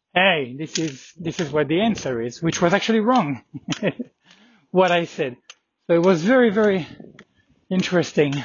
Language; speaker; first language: English; non-native, fluent; French